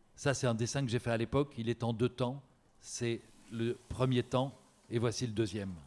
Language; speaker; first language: French; native; French